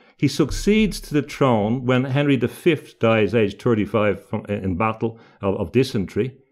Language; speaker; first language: English; native; English